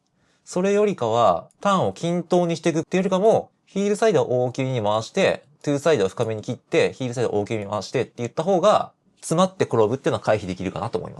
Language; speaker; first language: Japanese; native; Japanese